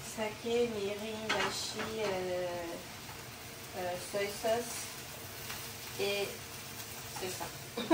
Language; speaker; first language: French; non-native, learner; Japanese